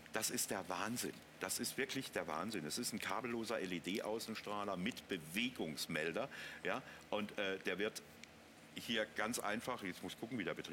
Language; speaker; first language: German; native; German